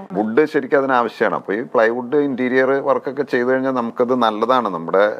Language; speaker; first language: Malayalam; native; Malayalam